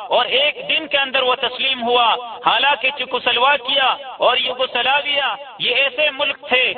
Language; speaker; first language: Urdu; non-native, local second language; Pashto